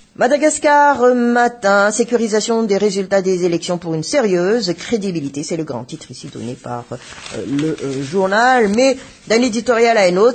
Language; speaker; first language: French; non-native, local second language; Malagasy